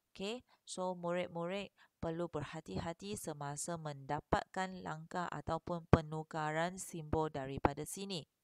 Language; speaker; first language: Malay; non-native, local second language; Chinese